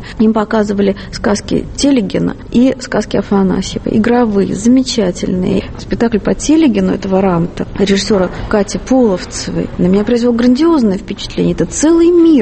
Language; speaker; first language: Russian; native; Russian